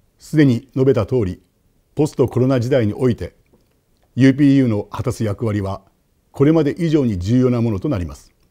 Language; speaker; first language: Japanese; native; Japanese